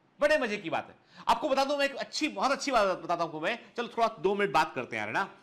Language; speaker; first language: Hindi; native; Hindi